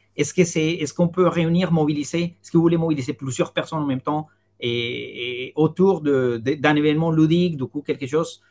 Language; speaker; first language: French; non-native, fluent; Spanish